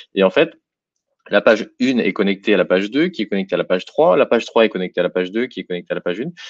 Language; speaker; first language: French; native; French